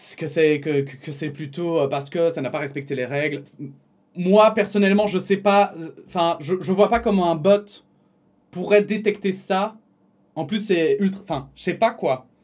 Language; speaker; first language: French; native; French